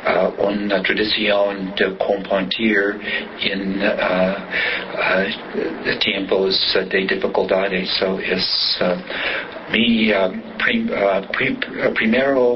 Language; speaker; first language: Spanish; non-native, learner; English